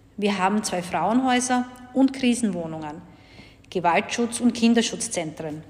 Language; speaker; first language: German; native; German